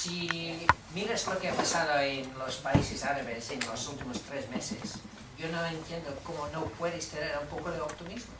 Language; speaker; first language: Spanish; non-native, fluent; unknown